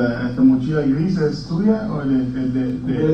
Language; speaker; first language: Spanish; non-native, fluent; English